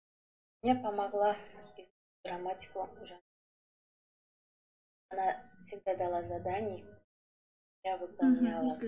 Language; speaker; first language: Russian; non-native, learner; Kazakh